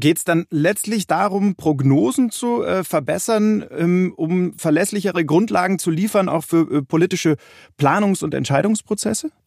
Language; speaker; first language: German; native; German